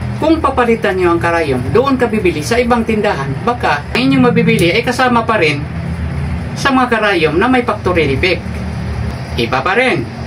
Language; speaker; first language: Filipino; non-native, local second language; Cebuano